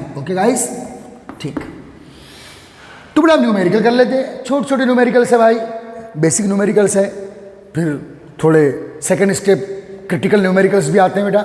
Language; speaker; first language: Hindi; native; Hindi